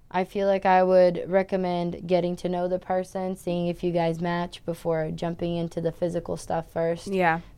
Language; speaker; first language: English; non-native, fluent; Portuguese